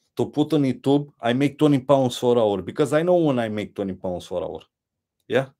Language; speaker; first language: English; non-native, learner; Romanian